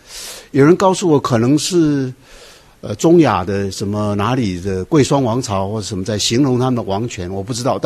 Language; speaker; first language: Chinese; native; Chinese